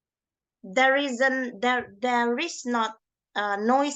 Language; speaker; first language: English; non-native, learner; Indonesian